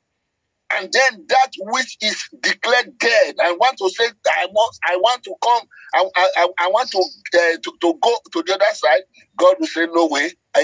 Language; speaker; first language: English; non-native, local second language; Yoruba